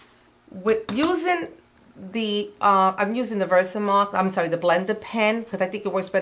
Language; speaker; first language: English; non-native, fluent; Spanish